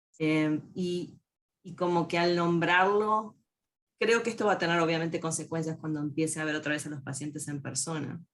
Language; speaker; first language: Spanish; native; Spanish